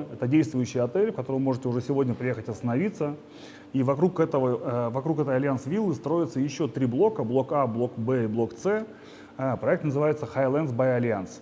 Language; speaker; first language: Russian; native; Russian